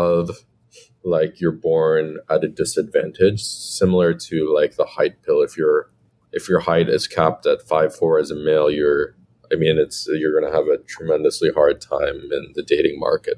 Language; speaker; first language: English; native; English